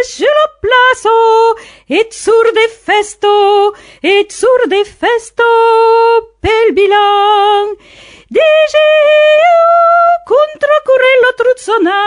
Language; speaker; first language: French; native; French